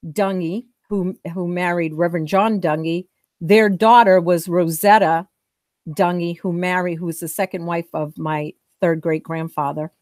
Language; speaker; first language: English; native; English